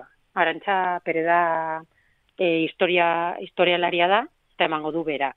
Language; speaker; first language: Basque; non-native, local second language; Spanish